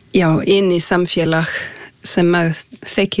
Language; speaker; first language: Icelandic; non-native, fluent; French